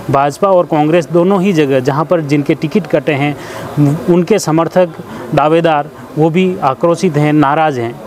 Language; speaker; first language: Hindi; native; Hindi